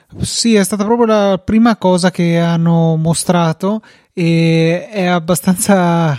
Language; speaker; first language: Italian; native; Italian